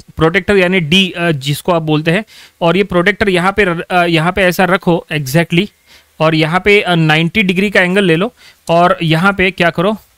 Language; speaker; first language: Hindi; non-native, local second language; Marathi